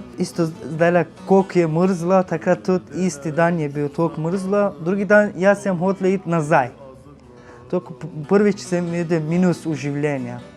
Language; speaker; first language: Slovenian; non-native, learner; Turkish